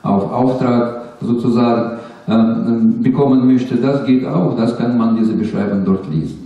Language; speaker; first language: German; non-native, learner; Russian